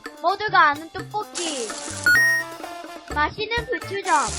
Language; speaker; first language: Korean; non-native, learner; Japanese